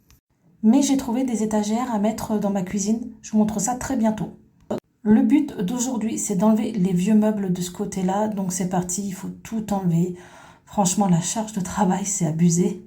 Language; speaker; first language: French; native; French